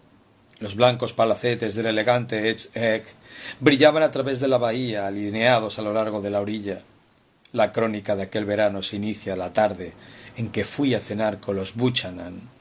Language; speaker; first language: Spanish; native; Spanish